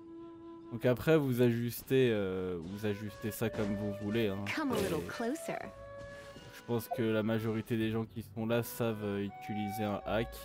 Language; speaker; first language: French; native; French